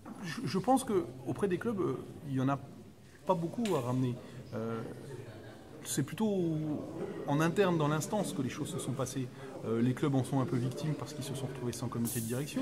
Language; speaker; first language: French; native; French